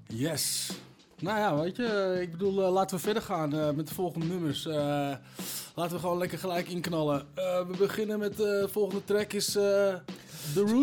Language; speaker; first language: Dutch; native; Dutch